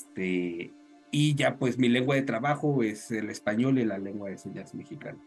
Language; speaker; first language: Spanish; native; Spanish